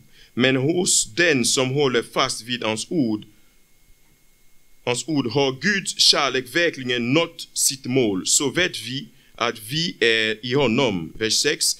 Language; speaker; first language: Swedish; non-native, fluent; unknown